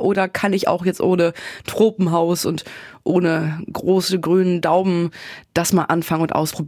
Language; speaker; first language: German; native; German